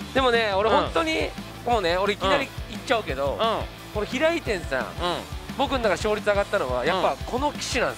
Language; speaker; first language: Japanese; native; Japanese